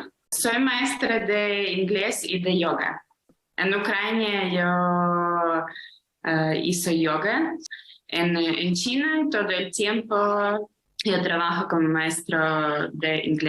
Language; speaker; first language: Spanish; non-native, learner; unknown